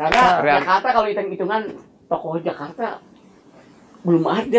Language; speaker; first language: Indonesian; native; Indonesian